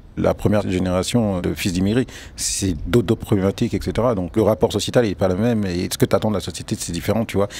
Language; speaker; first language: French; early bilingual, other home language; Wolof